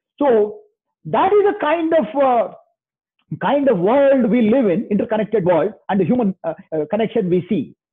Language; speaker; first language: English; non-native, local second language; Kannada